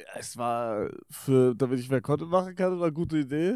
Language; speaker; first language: German; non-native, local second language; Luxembourgish